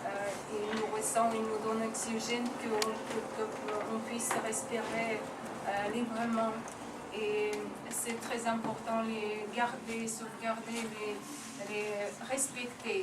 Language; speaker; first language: French; non-native, fluent; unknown